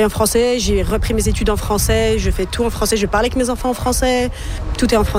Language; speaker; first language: French; native; French